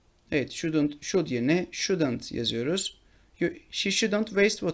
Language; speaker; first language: English; non-native, fluent; Turkish